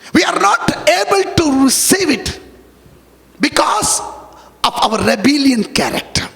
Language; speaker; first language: English; non-native, local second language; Malayalam